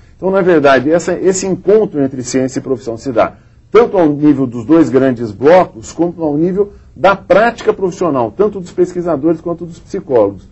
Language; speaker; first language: Portuguese; native; Portuguese